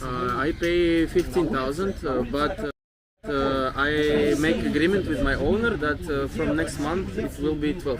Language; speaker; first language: English; non-native, learner; Russian